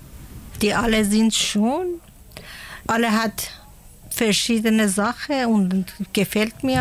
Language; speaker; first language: German; non-native, learner; Persian